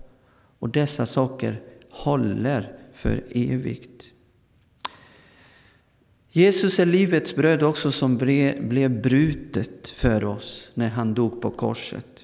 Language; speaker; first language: Swedish; non-native, fluent; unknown